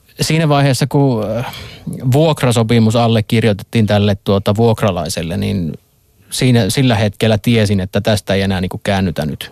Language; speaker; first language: Finnish; native; Finnish